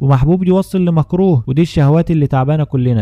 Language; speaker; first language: Arabic; native; Arabic